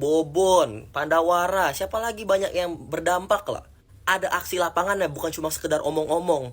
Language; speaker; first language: Indonesian; native; Indonesian